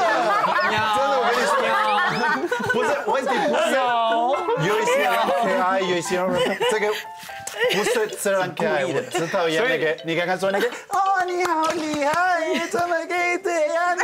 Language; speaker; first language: Chinese; non-native, fluent; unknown